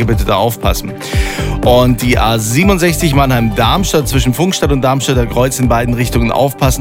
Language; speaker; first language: German; native; German